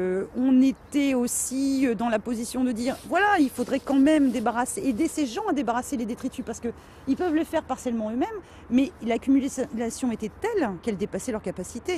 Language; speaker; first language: French; native; French